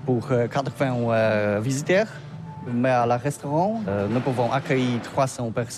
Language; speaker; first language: French; non-native, learner; Polish